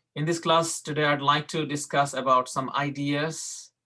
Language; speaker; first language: English; non-native, local second language; Bangla